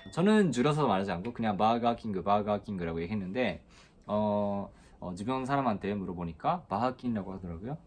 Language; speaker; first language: Korean; non-native, fluent; Japanese